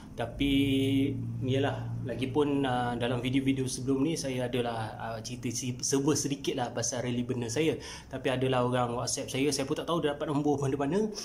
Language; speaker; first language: Malay; native; Malay